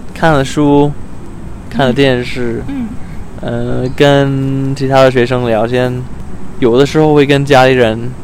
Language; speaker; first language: Chinese; non-native, fluent; English